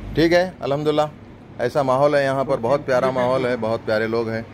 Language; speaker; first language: Hindi; non-native, local second language; Urdu